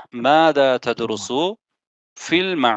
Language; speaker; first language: Arabic; non-native, fluent; Tamil